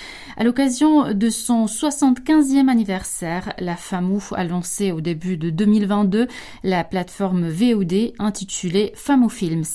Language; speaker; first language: French; native; French